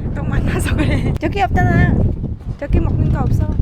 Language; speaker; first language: Korean; non-native, learner; Vietnamese